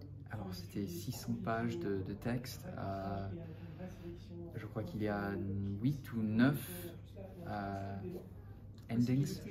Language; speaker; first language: French; non-native, fluent; English